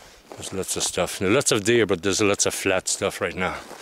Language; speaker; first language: English; non-native, fluent; French